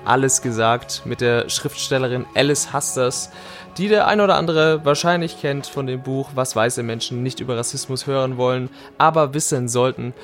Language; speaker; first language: German; native; German